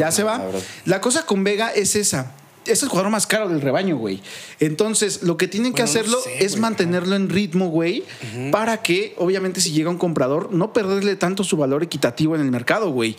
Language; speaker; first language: Spanish; native; Spanish